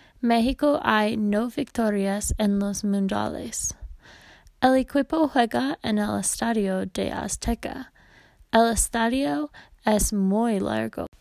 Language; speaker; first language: Spanish; non-native, learner; English